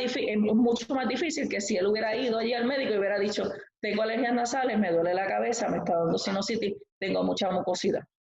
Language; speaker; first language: Spanish; native; Spanish